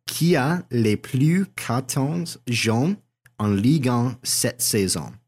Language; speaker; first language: French; non-native, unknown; English